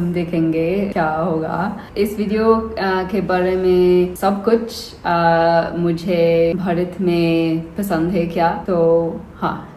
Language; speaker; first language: Hindi; non-native, learner; English